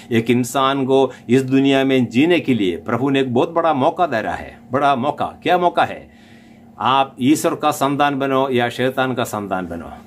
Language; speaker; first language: Hindi; non-native, local second language; Malayalam